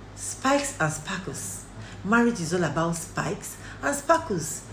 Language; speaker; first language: English; non-native, local second language; Yoruba